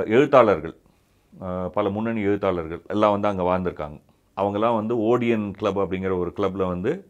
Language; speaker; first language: Tamil; native; Tamil